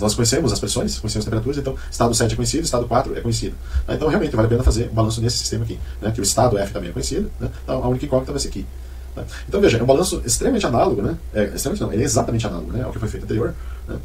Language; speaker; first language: Portuguese; native; Portuguese